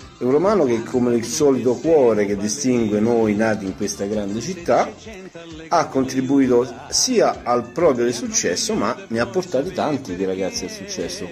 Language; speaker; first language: Italian; native; Italian